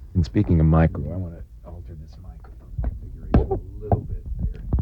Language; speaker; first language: English; native; English